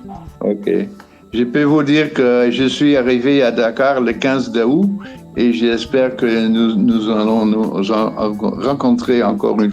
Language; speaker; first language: French; non-native, fluent; Dutch